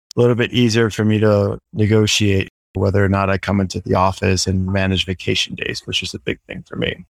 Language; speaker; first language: English; non-native, fluent; Spanish